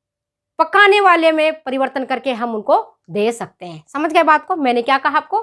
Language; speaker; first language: Hindi; native; Hindi